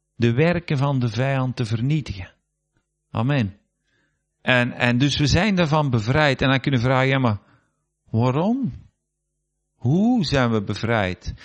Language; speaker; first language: Dutch; native; Dutch